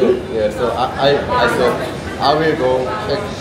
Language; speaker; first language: English; non-native, learner; Korean